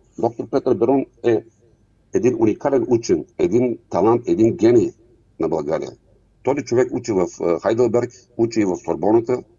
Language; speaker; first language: Bulgarian; non-native, local second language; Turkish